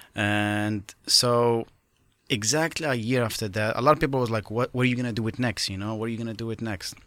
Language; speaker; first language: English; non-native, fluent; Arabic